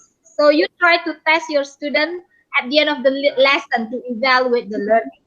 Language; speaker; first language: English; non-native, fluent; Indonesian